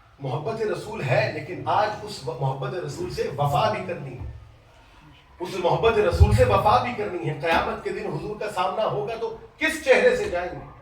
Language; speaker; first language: Urdu; native; Urdu